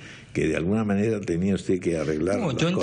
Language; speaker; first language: Spanish; native; Spanish